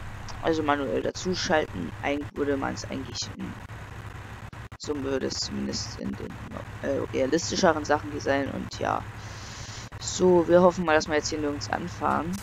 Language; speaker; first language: German; native; German